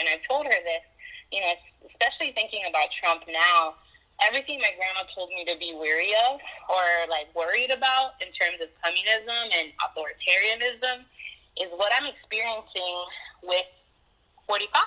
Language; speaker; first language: English; native; English